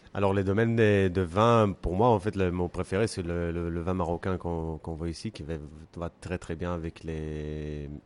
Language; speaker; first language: French; non-native, fluent; Hebrew